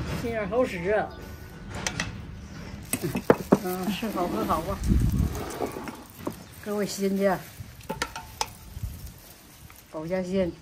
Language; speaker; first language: Chinese; native; Chinese